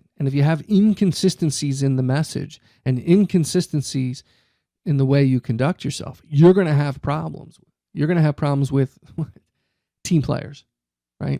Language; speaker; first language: English; native; English